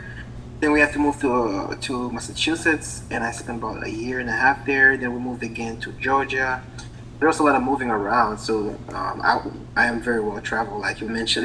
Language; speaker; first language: English; non-native, fluent; Haitian Creole